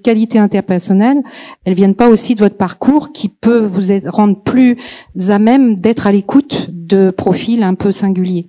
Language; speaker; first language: French; native; French